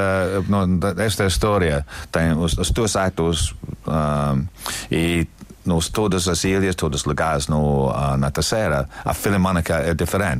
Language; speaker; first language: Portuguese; non-native, learner; English